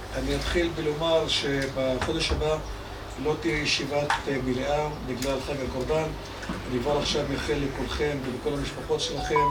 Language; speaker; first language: Hebrew; non-native, local second language; Arabic